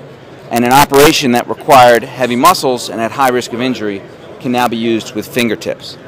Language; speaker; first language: English; native; English